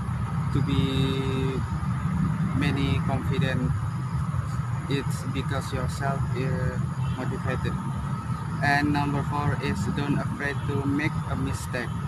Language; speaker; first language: English; non-native, learner; Indonesian